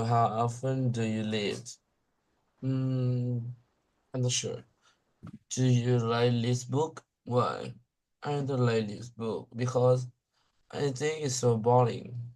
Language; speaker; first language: English; non-native, learner; Thai